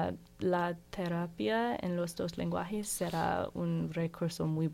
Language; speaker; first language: Spanish; non-native, learner; English